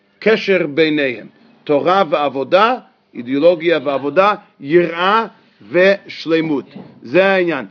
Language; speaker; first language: Hebrew; non-native, fluent; English